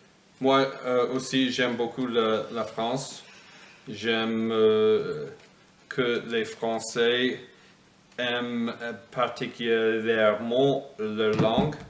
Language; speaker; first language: French; non-native, fluent; English